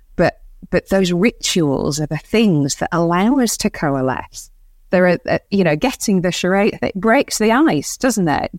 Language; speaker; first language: English; native; English